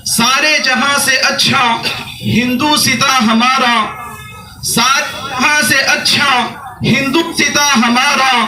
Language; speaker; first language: Urdu; native; Urdu